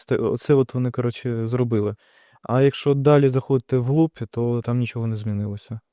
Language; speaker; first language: Ukrainian; non-native, local second language; Russian